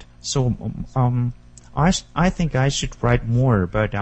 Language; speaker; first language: English; non-native, learner; Japanese